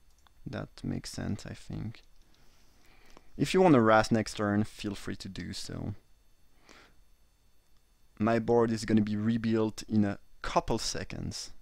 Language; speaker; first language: English; non-native, fluent; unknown